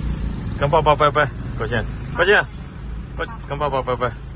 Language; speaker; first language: Chinese; native; Chinese